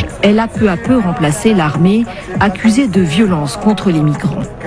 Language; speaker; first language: French; native; French